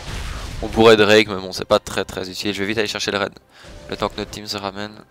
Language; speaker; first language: French; native; French